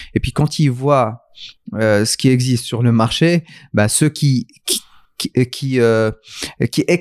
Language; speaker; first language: French; non-native, local second language; Arabic